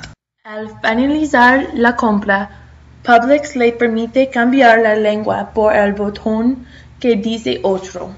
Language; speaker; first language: Spanish; non-native, learner; English